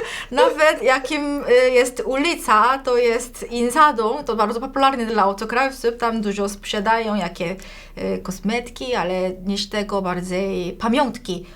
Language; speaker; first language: Polish; non-native, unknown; Korean